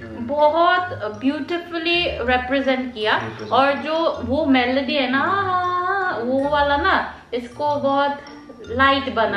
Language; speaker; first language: Hindi; non-native, learner; Korean